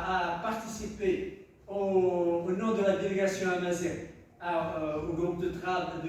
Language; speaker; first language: French; non-native, local second language; Tachelhit